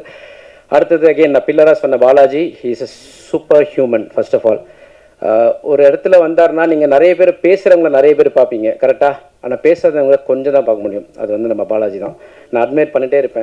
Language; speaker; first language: Tamil; native; Tamil